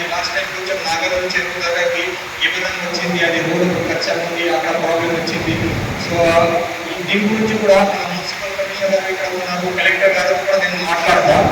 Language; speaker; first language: Telugu; non-native, fluent; Marathi